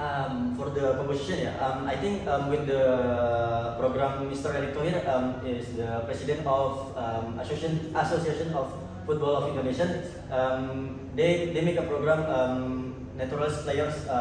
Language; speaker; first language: English; non-native, learner; Indonesian